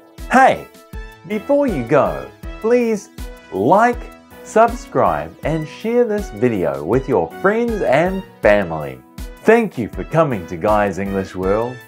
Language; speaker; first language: English; native; English